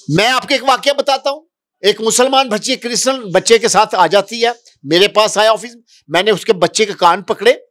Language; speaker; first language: Urdu; non-native, local second language; Punjabi